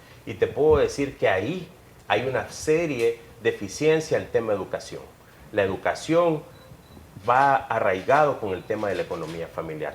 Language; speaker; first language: Spanish; native; Spanish